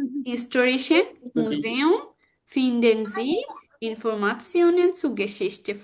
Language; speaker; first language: German; non-native, fluent; Bangla